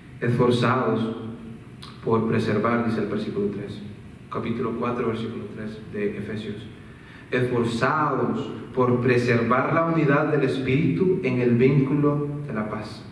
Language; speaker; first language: Spanish; native; Spanish